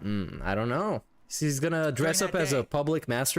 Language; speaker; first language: English; native; English